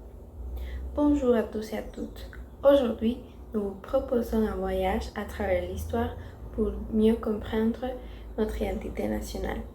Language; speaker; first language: French; non-native, learner; Spanish